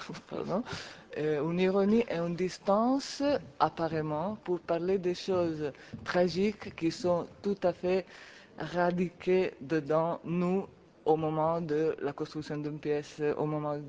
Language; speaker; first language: French; non-native, fluent; Italian